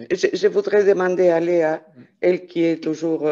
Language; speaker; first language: French; non-native, fluent; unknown